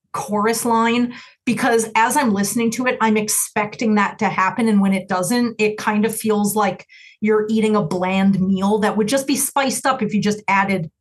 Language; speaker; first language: English; native; English